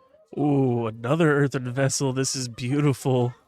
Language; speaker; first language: English; native; English